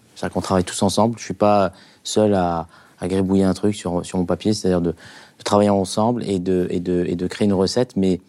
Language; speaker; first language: French; non-native, local second language; Arabic